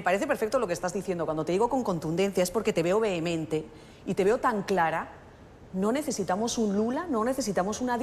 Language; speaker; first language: Spanish; native; Spanish